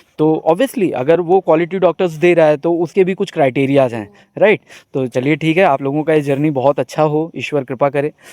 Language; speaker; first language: Hindi; native; Hindi